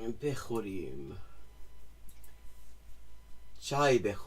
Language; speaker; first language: Persian; non-native, learner; English